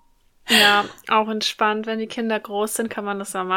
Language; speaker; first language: German; native; German